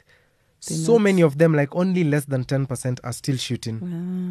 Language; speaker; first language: English; non-native, local second language; Kamba